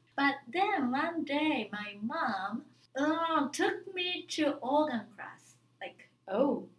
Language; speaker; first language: English; non-native, fluent; Japanese